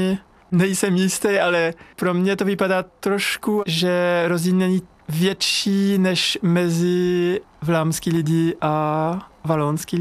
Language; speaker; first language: Czech; non-native, learner; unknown